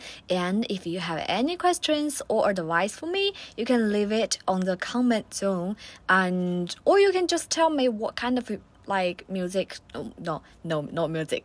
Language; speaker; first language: English; non-native, fluent; Chinese